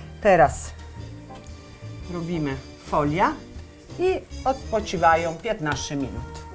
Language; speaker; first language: Polish; non-native, learner; Italian